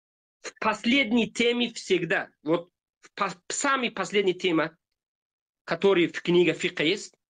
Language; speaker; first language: Russian; non-native, fluent; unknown